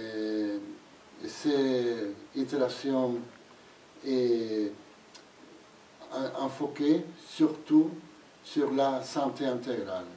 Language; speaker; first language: French; non-native, fluent; Spanish